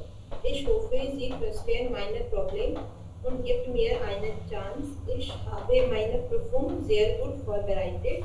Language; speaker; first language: German; non-native, learner; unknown